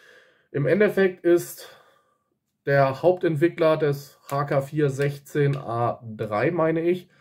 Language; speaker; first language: German; native; German